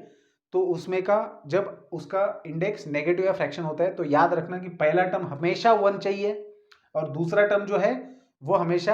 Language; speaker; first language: Hindi; native; Hindi